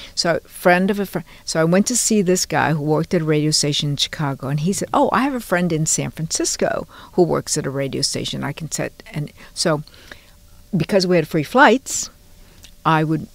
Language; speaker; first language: English; native; English